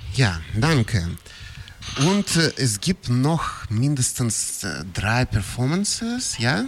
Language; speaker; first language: German; non-native, fluent; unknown